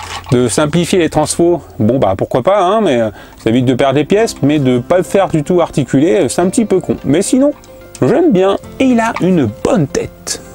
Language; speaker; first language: French; native; French